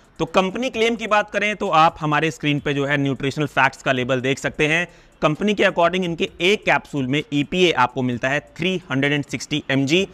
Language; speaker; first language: Hindi; non-native, local second language; Punjabi